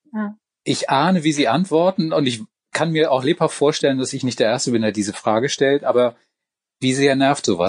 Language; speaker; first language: German; native; German